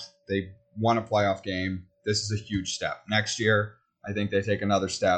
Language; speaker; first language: English; native; English